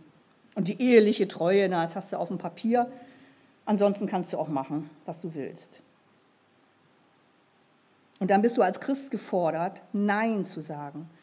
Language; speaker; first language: German; native; German